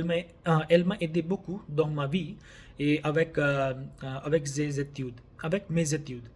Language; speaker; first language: French; non-native, learner; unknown